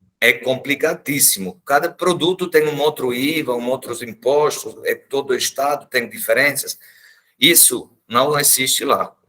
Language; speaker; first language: Portuguese; non-native, fluent; German